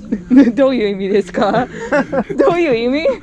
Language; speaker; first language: Japanese; non-native, fluent; English